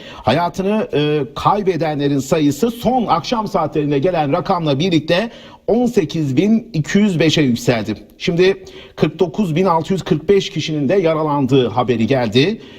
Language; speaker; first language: Turkish; native; Turkish